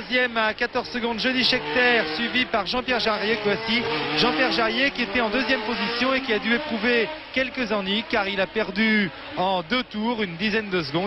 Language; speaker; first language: French; native; French